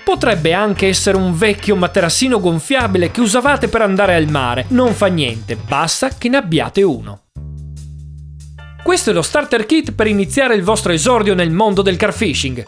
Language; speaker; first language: Italian; native; Italian